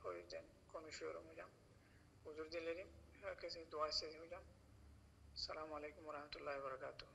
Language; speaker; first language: Turkish; non-native, learner; Rohingya